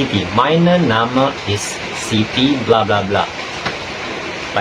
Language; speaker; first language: English; non-native, learner; Indonesian